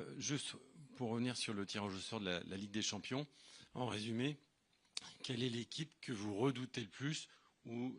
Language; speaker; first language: French; native; French